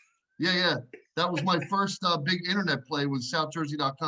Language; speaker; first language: English; native; English